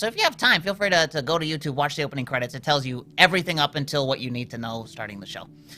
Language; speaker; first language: English; native; English